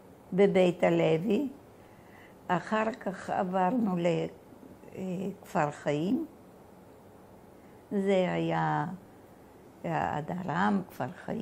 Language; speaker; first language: Hebrew; non-native, fluent; Bulgarian